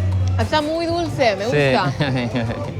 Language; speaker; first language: Spanish; non-native, fluent; English